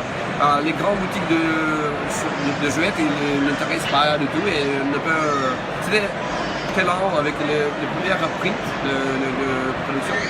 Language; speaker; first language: French; non-native, learner; Russian